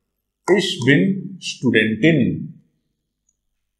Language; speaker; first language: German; non-native, learner; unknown